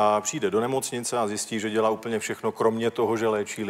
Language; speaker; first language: Czech; native; Czech